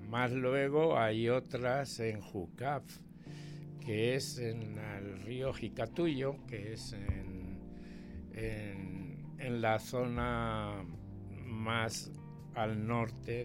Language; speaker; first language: Spanish; native; Spanish